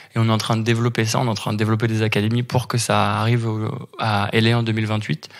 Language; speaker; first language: French; native; French